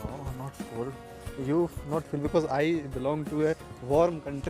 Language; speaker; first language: English; non-native, local second language; Hindi